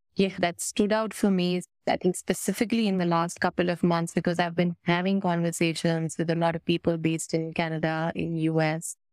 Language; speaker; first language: English; non-native, local second language; Hindi